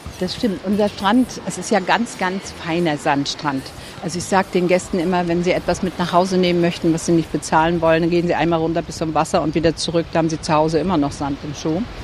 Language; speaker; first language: German; native; German